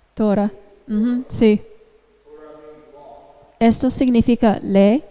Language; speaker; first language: Spanish; non-native, fluent; English